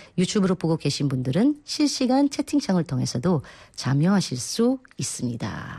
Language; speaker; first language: Korean; non-native, fluent; Filipino